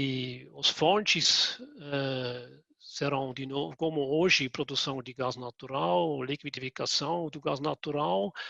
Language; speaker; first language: Portuguese; non-native, fluent; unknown